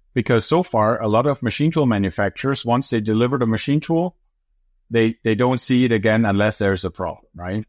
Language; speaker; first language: English; non-native, fluent; German